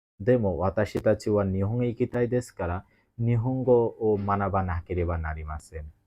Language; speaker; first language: Japanese; non-native, learner; Bangla